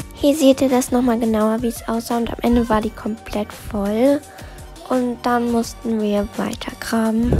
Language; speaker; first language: German; native; German